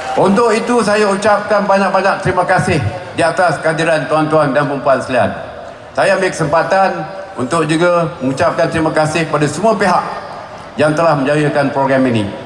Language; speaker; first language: Malay; native; Malay